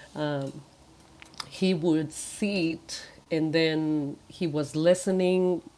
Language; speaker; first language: English; non-native, fluent; Spanish